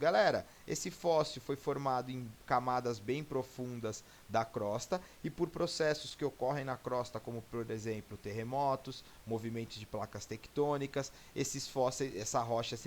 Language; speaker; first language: Portuguese; native; Portuguese